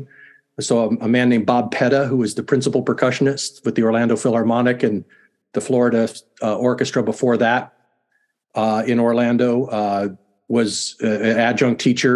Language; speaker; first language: English; native; English